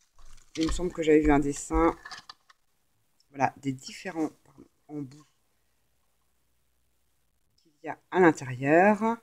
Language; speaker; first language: French; native; French